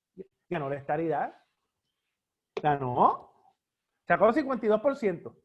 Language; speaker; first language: Spanish; native; Spanish